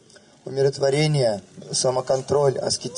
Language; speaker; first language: Russian; native; Russian